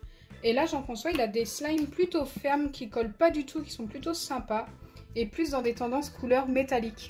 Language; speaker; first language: French; native; French